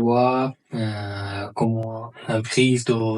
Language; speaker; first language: French; non-native, learner; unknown